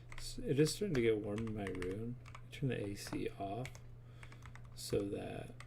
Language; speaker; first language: English; native; English